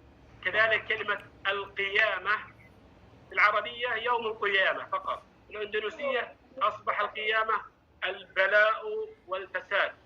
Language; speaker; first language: Arabic; non-native, fluent; Indonesian